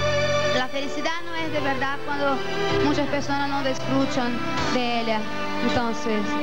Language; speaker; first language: Spanish; non-native, fluent; Portuguese